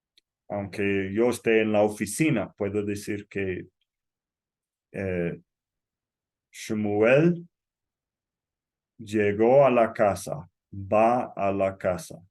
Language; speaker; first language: Spanish; non-native, fluent; English